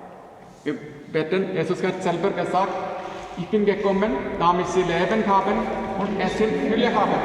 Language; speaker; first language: German; non-native, learner; Malayalam